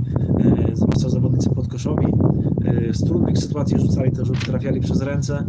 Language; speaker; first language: Polish; native; Polish